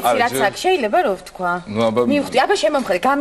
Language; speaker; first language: Georgian; native; Georgian